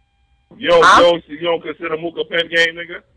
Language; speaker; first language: English; native; English